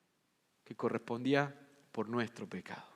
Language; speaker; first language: Spanish; native; Spanish